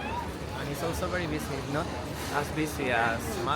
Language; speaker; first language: English; non-native, fluent; Spanish